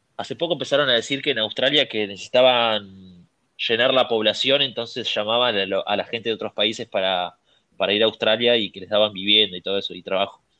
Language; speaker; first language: Spanish; native; Spanish